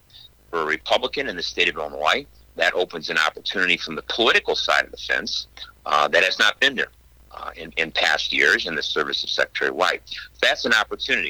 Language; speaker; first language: English; native; English